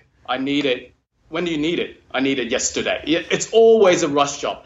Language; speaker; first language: English; non-native, local second language; Cantonese